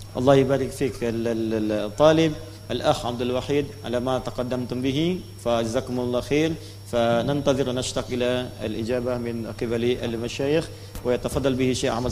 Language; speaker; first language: Arabic; non-native, fluent; Indonesian